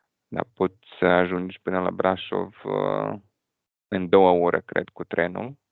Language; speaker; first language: Romanian; non-native, fluent; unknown